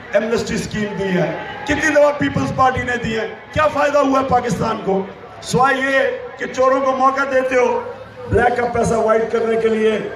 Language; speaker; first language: Urdu; native; Urdu